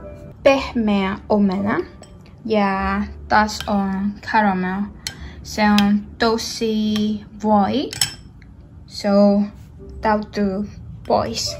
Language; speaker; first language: Finnish; non-native, learner; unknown